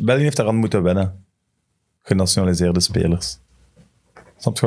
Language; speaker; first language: Dutch; native; Dutch